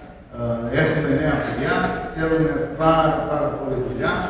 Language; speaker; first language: Greek; non-native, fluent; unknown